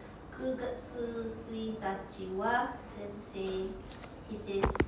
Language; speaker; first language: Japanese; non-native, learner; English